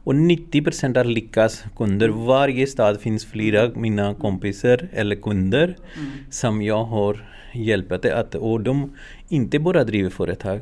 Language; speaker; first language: Swedish; non-native, learner; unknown